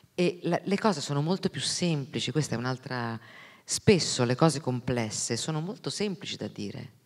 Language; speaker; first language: Italian; native; Italian